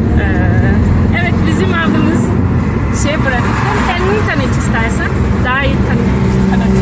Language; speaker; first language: Turkish; non-native, fluent; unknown